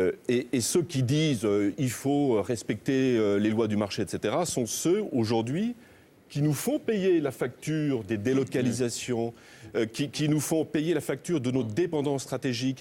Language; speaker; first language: French; native; French